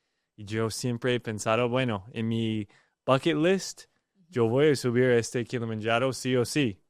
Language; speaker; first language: Spanish; non-native, learner; English